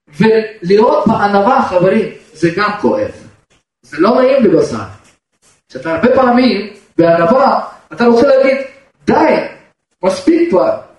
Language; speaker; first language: Hebrew; non-native, fluent; Russian